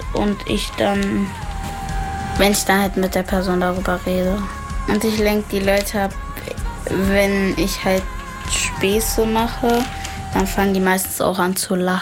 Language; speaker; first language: German; native; German